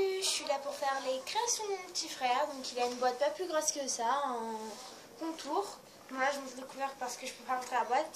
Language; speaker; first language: French; native; French